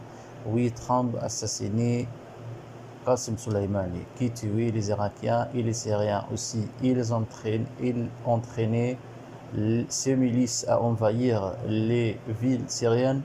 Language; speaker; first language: French; non-native, learner; Arabic